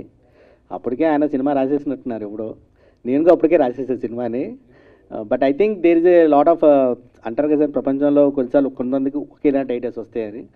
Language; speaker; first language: Telugu; native; Telugu